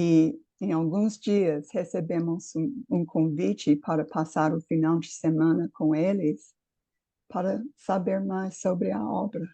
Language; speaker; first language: Portuguese; non-native, fluent; English